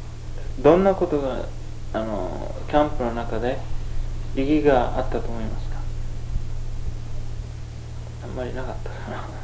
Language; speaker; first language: Japanese; early bilingual, heritage; Japanese